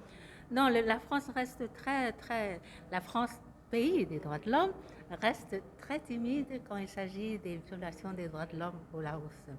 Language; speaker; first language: French; non-native, fluent; Lao